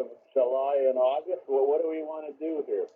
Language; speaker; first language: English; native; English